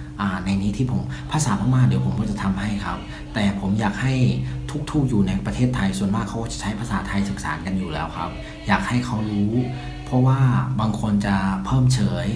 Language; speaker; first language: Thai; non-native, fluent; Burmese